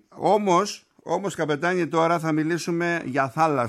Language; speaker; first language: Greek; native; Greek